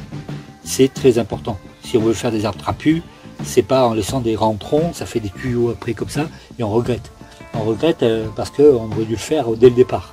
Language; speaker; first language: French; native; French